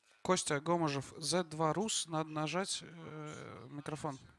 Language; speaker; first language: Russian; native; Russian